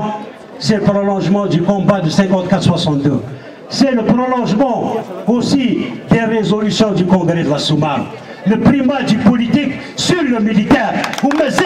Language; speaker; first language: French; non-native, local second language; Kabyle